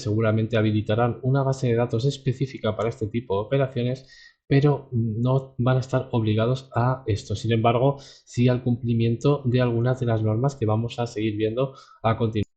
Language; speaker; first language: Spanish; native; Spanish